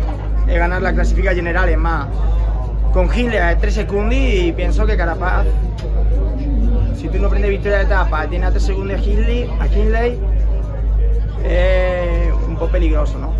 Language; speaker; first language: Italian; non-native, learner; Spanish